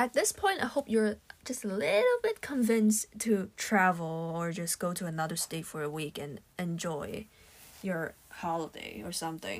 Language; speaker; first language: English; non-native, local second language; Cantonese